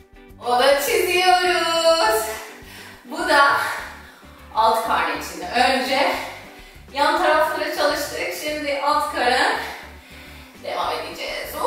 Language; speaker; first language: Turkish; non-native, fluent; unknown